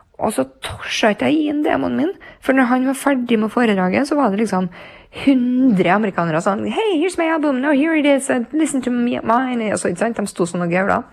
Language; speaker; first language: Norwegian; native; Norwegian